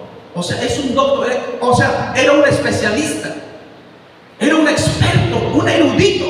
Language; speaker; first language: Spanish; native; Spanish